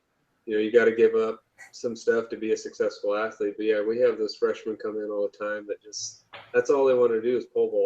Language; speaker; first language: English; native; English